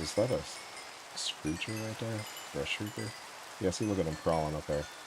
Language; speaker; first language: English; native; English